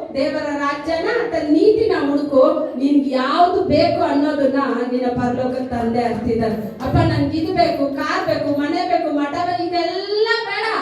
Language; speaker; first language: Kannada; non-native, local second language; Tamil